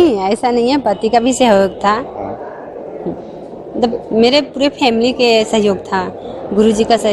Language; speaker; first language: Hindi; non-native, fluent; Spanish